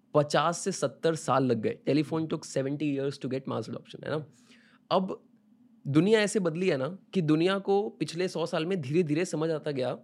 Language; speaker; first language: Hindi; native; Hindi